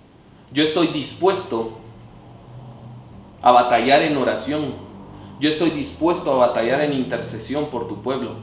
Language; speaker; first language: Spanish; native; Spanish